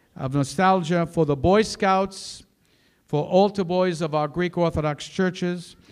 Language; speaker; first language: English; native; English